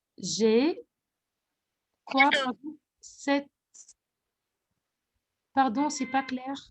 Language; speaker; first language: French; non-native, fluent; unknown